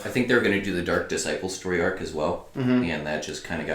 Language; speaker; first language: English; native; English